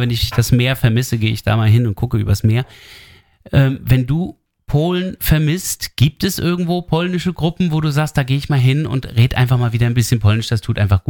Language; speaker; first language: German; native; German